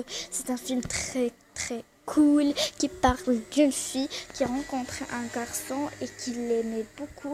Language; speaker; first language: French; non-native, learner; Arabic